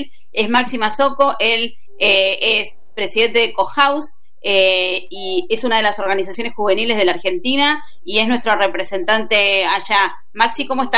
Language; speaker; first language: Spanish; native; Spanish